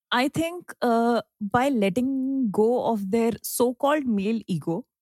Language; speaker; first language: Hindi; non-native, local second language; Marathi